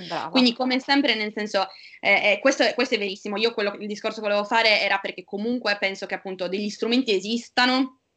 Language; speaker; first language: Italian; native; Italian